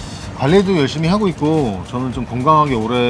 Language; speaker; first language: Korean; native; Korean